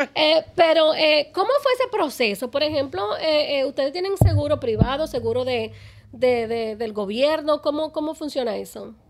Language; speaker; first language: Spanish; early bilingual, other home language; English